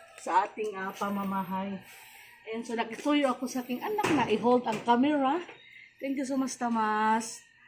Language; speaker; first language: Filipino; non-native, local second language; Cebuano